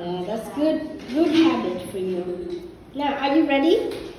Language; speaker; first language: English; non-native, fluent; Vietnamese